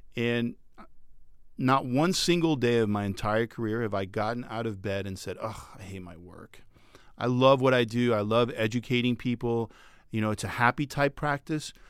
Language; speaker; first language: English; early bilingual, other home language; French